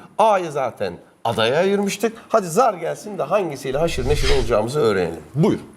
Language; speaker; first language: Turkish; native; Turkish